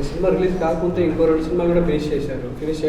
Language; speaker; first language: Telugu; native; Telugu